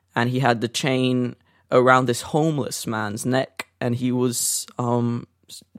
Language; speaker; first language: English; non-native, fluent; Portuguese